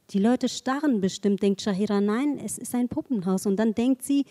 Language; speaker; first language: German; early bilingual, other home language; Kurdish